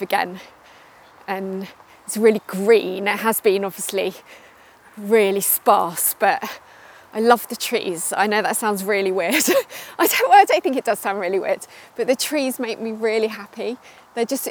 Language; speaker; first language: English; native; English